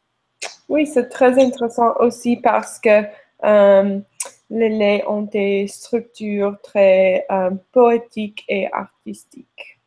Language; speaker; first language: French; non-native, learner; English